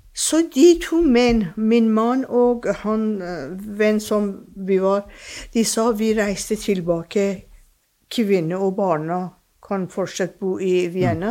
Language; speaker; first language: Norwegian; non-native, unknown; Persian